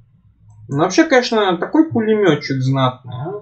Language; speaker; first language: Russian; native; Russian